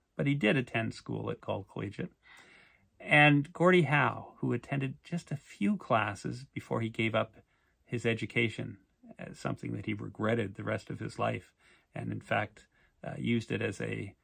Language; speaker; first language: English; native; English